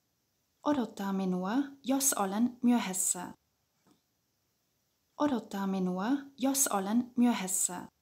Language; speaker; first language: Finnish; non-native, fluent; German